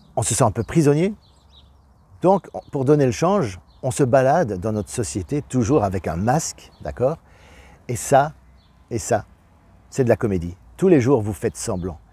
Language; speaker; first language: French; native; French